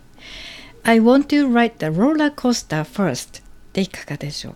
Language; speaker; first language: Japanese; native; Japanese